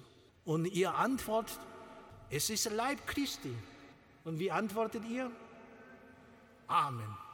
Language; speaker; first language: German; non-native, learner; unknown